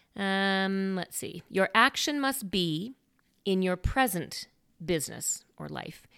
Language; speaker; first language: English; native; English